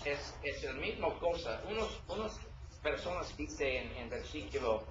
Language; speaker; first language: Spanish; non-native, learner; English